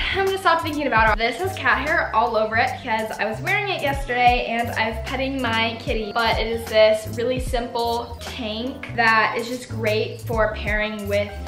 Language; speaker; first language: English; native; English